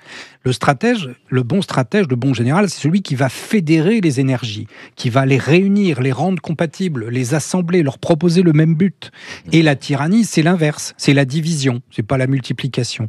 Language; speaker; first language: French; native; French